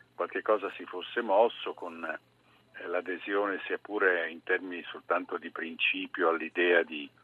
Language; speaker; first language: Italian; native; Italian